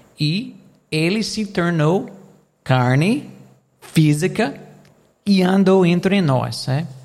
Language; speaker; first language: Portuguese; non-native, fluent; English